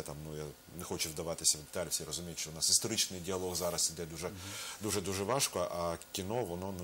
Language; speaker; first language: Ukrainian; native; Ukrainian